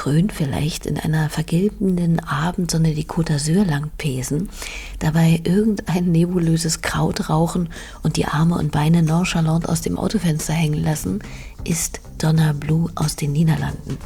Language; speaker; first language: German; native; German